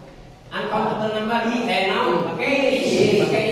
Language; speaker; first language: English; non-native, learner; Indonesian